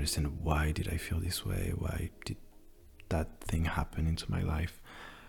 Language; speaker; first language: English; non-native, fluent; French